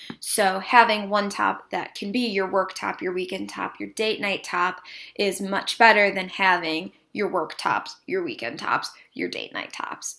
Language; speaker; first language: English; native; English